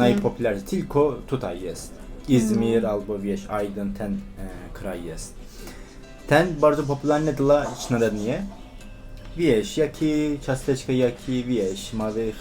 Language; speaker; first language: Polish; non-native, learner; Turkish